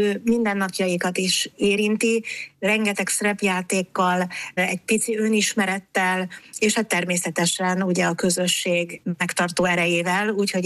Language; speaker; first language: Hungarian; native; Hungarian